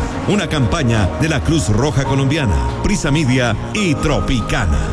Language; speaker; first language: Spanish; native; Spanish